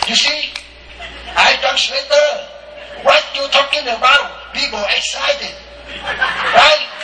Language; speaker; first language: English; non-native, learner; Vietnamese